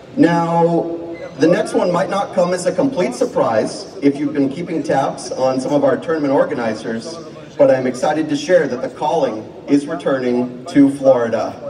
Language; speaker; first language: English; native; English